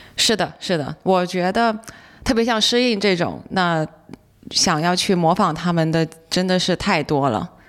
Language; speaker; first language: Chinese; non-native, local second language; Cantonese